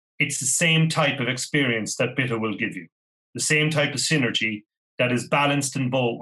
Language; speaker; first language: English; native; English